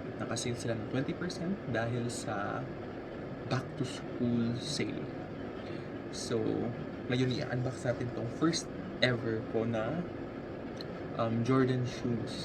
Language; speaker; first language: Filipino; native; Filipino